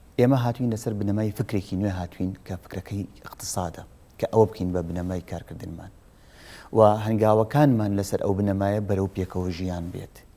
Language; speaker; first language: Central Kurdish; native; Central Kurdish